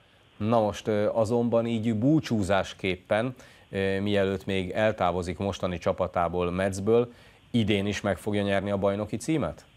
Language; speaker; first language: Hungarian; native; Hungarian